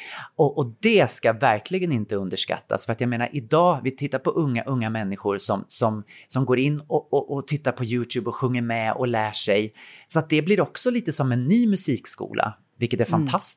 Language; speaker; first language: Swedish; native; Swedish